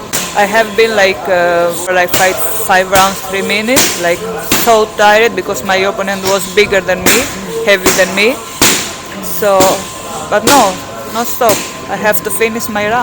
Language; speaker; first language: English; non-native, fluent; Greek